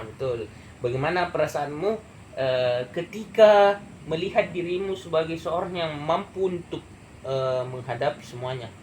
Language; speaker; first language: Indonesian; native; Indonesian